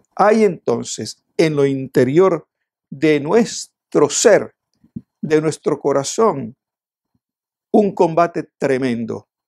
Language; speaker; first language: Spanish; native; Spanish